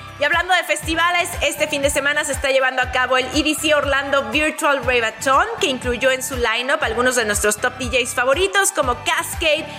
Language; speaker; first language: Spanish; native; Spanish